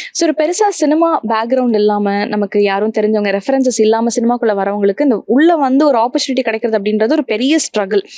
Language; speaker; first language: Tamil; native; Tamil